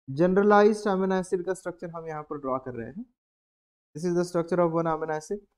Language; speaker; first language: Hindi; native; Hindi